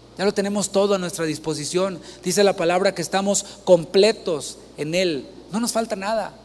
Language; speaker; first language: Spanish; native; Spanish